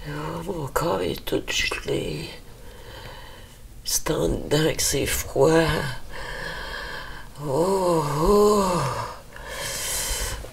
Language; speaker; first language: French; native; French